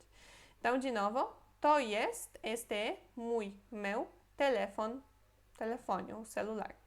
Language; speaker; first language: Portuguese; non-native, fluent; Polish